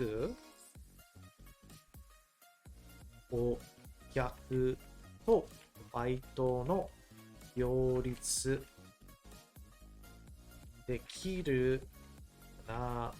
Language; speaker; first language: Japanese; non-native, learner; English